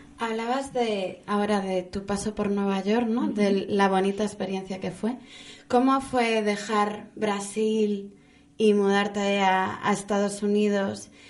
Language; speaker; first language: Spanish; native; Spanish